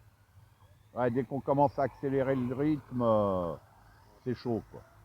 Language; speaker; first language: French; native; French